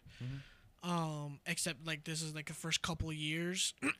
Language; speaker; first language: English; native; English